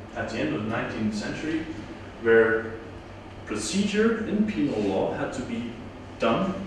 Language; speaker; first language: English; non-native, fluent; Dutch